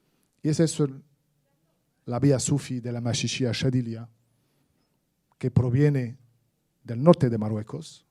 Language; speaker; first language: Spanish; non-native, fluent; Arabic